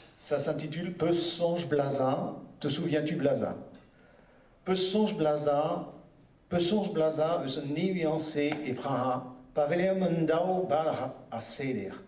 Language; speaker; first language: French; native; French